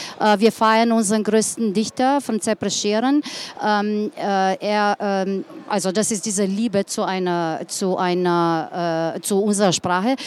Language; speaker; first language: German; non-native, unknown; Slovenian